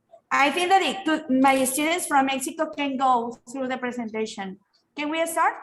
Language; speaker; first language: English; non-native, fluent; Spanish